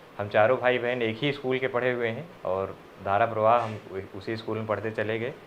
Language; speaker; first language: Hindi; native; Hindi